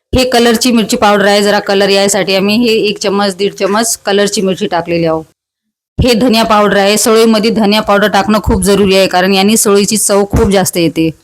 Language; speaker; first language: Marathi; non-native, local second language; Lambadi